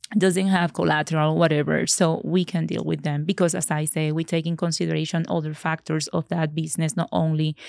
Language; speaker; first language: English; non-native, fluent; Spanish